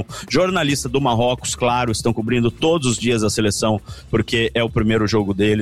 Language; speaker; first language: Portuguese; native; Portuguese